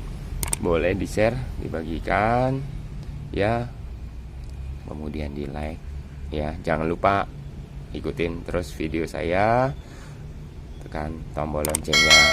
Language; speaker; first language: Indonesian; native; Indonesian